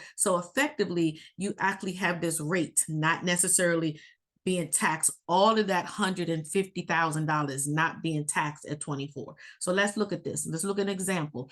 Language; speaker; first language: English; native; English